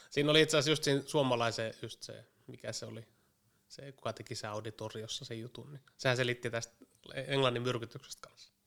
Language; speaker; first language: Finnish; native; Finnish